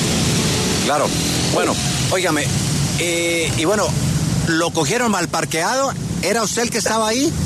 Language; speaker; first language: Spanish; native; Spanish